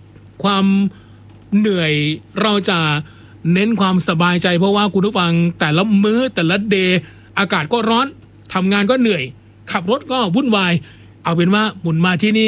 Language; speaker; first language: Thai; non-native, local second language; Northeastern Thai